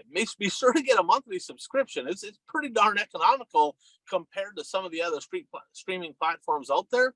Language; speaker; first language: English; native; English